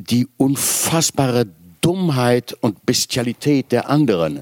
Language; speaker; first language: German; native; German